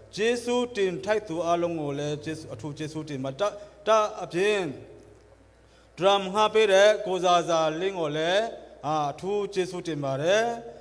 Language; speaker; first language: Burmese; non-native, local second language; Hakha Chin